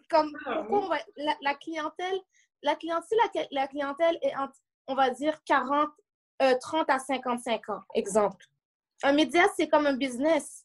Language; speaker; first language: French; native; French